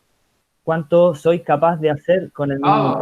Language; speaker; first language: Spanish; native; Spanish